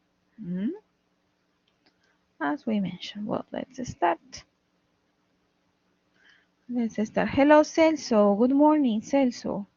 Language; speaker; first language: English; non-native, fluent; Spanish